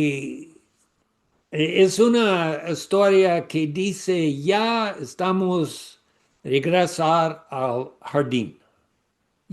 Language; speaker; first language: Spanish; non-native, learner; English